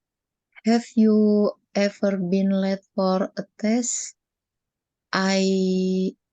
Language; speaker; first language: English; non-native, learner; Indonesian